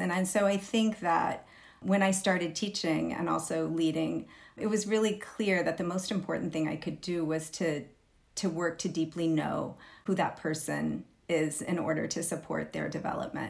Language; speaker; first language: English; native; English